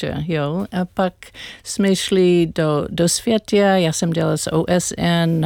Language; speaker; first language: Czech; non-native, learner; English